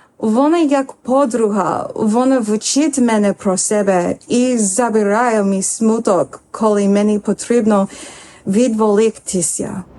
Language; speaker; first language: Ukrainian; non-native, learner; English